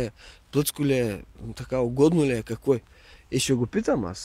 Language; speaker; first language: Bulgarian; native; Bulgarian